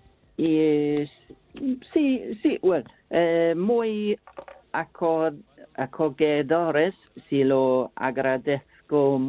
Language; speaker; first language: Spanish; non-native, learner; English